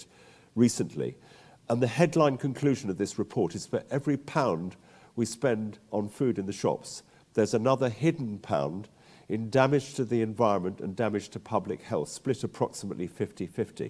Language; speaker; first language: English; native; English